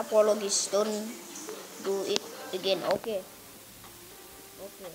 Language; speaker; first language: English; non-native, learner; Indonesian